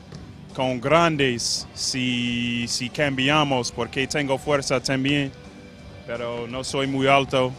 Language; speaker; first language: Spanish; non-native, learner; English